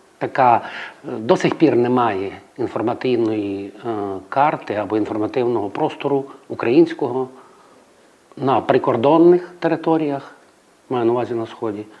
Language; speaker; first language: Ukrainian; native; Ukrainian